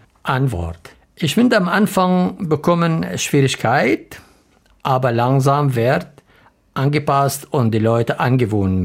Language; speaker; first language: German; non-native, learner; Arabic